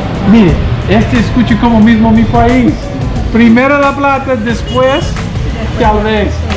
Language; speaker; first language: Spanish; non-native, learner; English